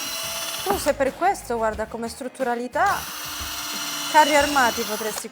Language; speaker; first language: Italian; native; Italian